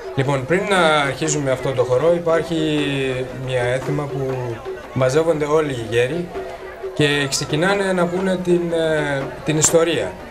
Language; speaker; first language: Greek; non-native, fluent; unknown